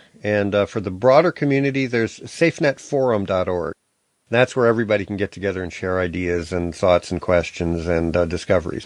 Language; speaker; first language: English; native; English